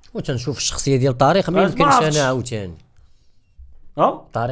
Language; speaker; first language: Arabic; native; Arabic